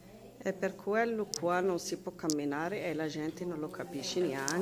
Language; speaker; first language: Italian; non-native, fluent; Arabic